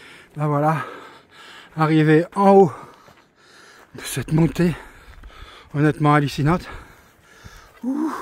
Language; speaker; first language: French; native; French